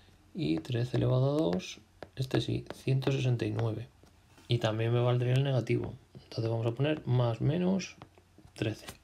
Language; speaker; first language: Spanish; native; Spanish